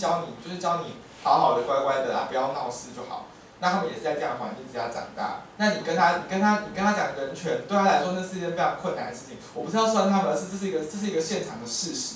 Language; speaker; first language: Chinese; native; Chinese